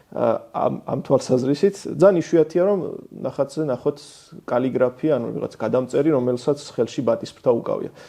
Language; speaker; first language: Georgian; native; Georgian